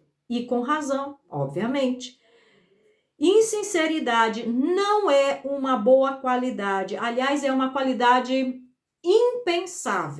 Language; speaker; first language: Portuguese; native; Portuguese